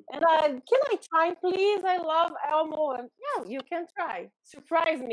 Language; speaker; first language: English; non-native, learner; Portuguese